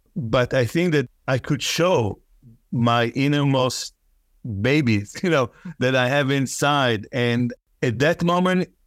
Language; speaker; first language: English; non-native, fluent; Hebrew